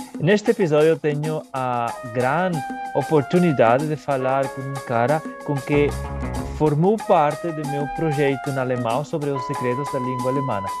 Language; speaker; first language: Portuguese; non-native, learner; Galician